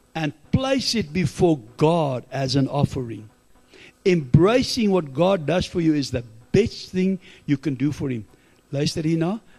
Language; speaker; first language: English; non-native, local second language; Afrikaans